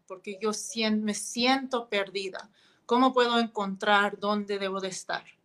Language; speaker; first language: Spanish; early bilingual, heritage; Spanish